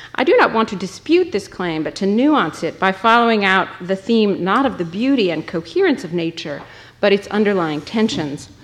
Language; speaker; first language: English; native; English